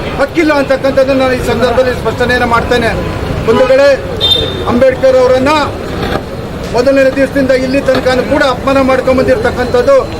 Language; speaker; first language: Kannada; native; Kannada